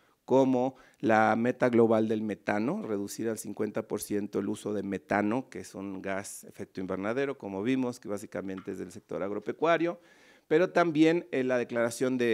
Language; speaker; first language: Spanish; native; Spanish